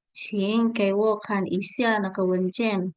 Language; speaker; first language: Chinese; non-native, fluent; Indonesian